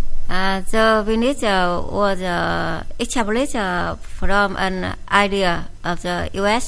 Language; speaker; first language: English; non-native, fluent; Vietnamese